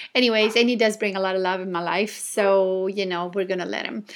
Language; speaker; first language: English; non-native, fluent; Italian